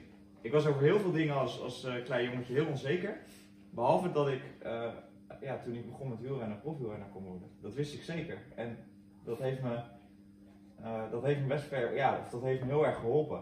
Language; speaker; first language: Dutch; native; Dutch